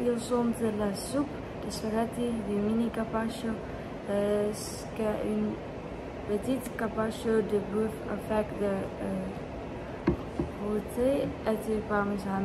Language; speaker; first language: French; non-native, learner; Dutch